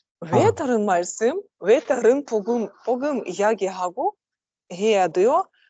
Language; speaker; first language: Korean; non-native, learner; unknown